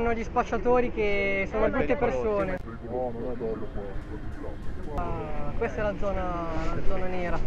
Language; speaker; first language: Italian; native; Italian